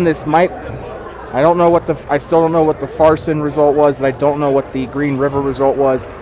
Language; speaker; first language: English; native; English